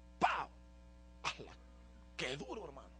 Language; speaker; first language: Spanish; native; Spanish